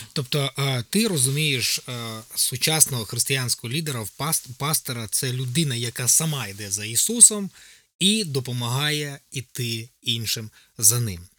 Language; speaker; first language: Ukrainian; native; Ukrainian